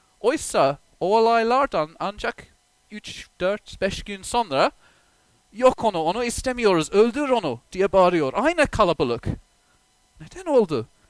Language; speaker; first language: Turkish; non-native, fluent; English